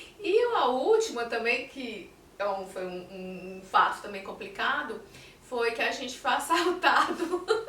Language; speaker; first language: Portuguese; native; Portuguese